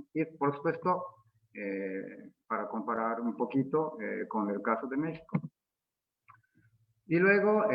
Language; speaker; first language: Spanish; non-native, fluent; Japanese